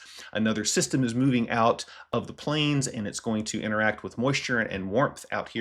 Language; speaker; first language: English; native; English